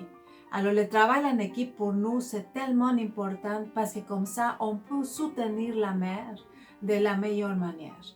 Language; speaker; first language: French; non-native, fluent; Spanish